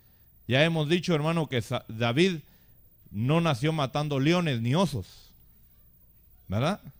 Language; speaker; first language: Spanish; native; Spanish